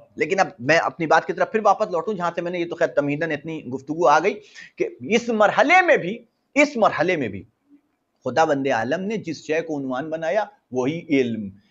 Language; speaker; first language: Hindi; native; Hindi